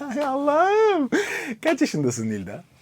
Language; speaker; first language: Turkish; native; Turkish